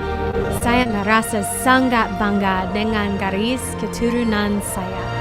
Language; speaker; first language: Indonesian; non-native, learner; English